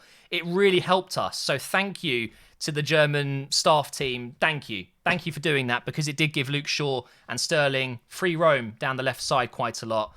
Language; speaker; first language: English; native; English